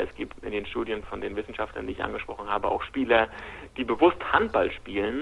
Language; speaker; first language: German; native; German